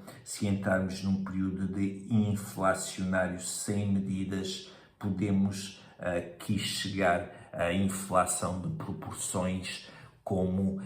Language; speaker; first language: Portuguese; native; Portuguese